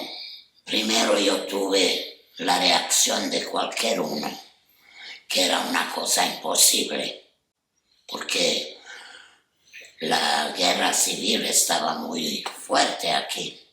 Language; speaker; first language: Spanish; non-native, fluent; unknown